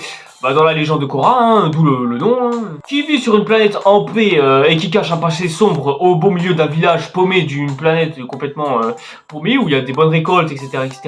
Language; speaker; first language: French; native; French